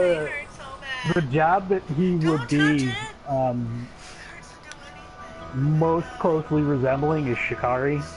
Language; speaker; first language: English; native; English